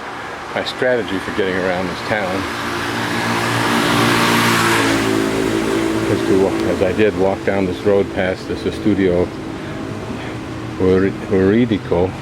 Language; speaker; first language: English; native; English